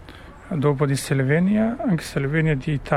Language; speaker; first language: Italian; non-native, learner; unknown